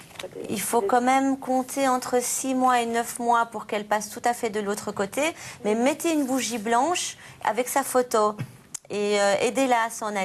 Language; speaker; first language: French; native; French